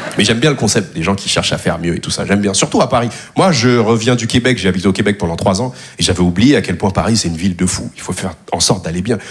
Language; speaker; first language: French; native; French